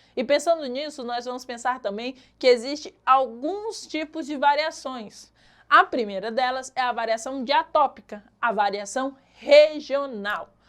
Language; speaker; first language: Portuguese; native; Portuguese